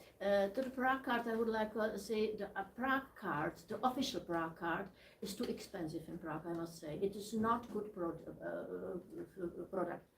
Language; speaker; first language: English; non-native, learner; Czech